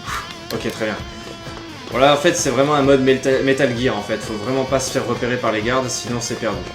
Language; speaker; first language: French; native; French